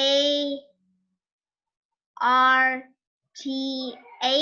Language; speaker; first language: English; non-native, learner; Indonesian